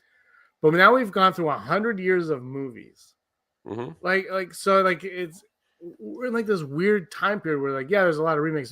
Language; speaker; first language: English; native; English